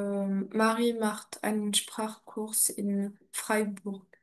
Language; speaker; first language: German; non-native, learner; French